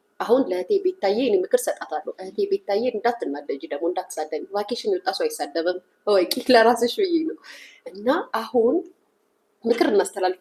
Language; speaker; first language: Amharic; native; Amharic